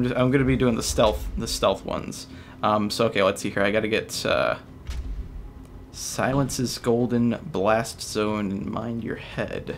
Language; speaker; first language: English; native; English